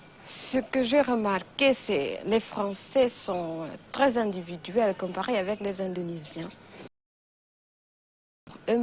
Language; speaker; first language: French; non-native, fluent; Indonesian